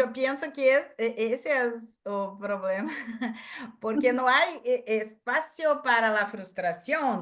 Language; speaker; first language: Spanish; non-native, learner; Portuguese